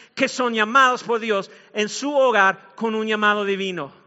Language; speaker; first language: Spanish; non-native, fluent; English